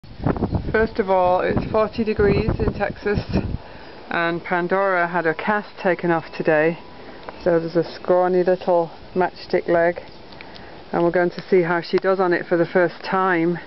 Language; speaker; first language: English; native; English